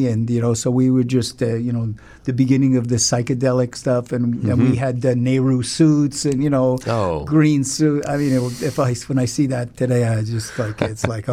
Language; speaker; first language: English; native; English